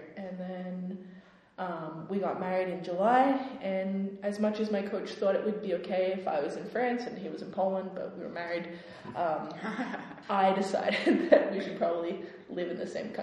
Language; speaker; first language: English; native; English